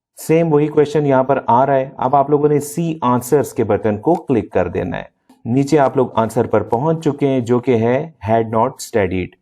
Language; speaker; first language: Urdu; non-native, local second language; Punjabi